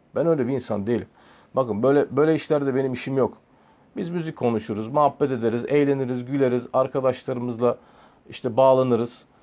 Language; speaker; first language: Turkish; early bilingual, heritage; Turkish